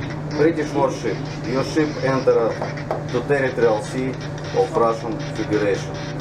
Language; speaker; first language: English; non-native, learner; Russian